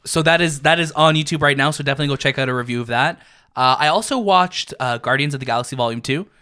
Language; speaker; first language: English; native; English